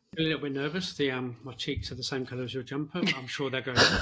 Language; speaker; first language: English; native; English